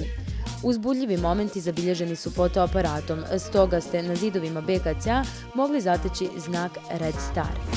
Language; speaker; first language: Bosnian; native; Bosnian